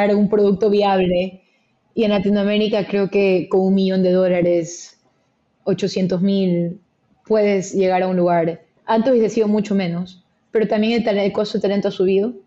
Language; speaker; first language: Spanish; native; Spanish